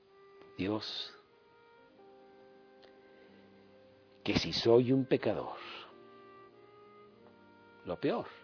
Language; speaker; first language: Spanish; native; Spanish